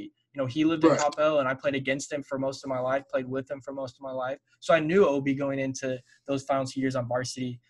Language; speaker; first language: English; native; English